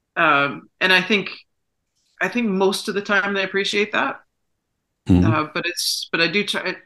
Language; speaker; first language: English; native; English